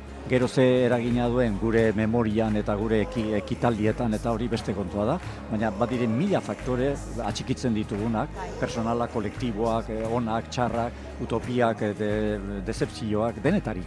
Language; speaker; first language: Basque; native; Basque